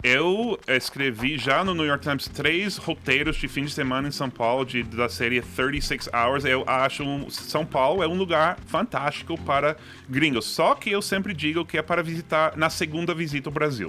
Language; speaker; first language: Portuguese; non-native, fluent; English